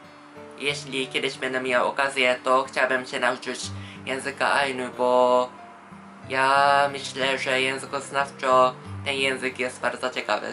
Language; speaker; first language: Polish; non-native, fluent; Japanese